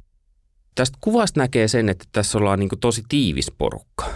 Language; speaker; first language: Finnish; native; Finnish